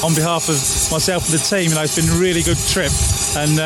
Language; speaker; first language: English; native; English